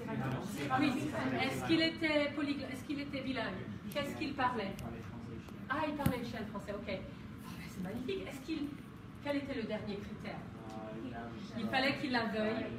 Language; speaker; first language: French; non-native, fluent; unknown